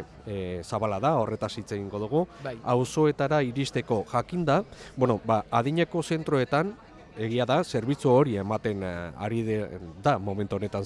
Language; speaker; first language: Basque; native; Basque